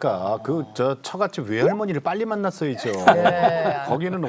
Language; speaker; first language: Korean; native; Korean